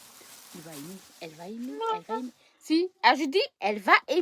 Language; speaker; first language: French; native; French